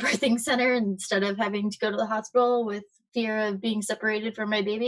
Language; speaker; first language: English; native; English